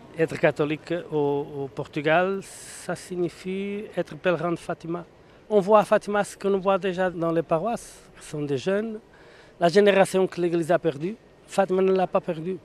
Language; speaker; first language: French; non-native, fluent; Portuguese